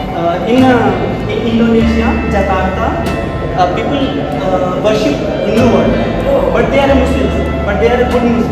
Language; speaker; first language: English; non-native, local second language; Hindi